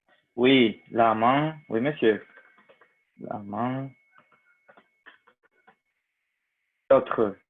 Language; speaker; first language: French; non-native, fluent; Spanish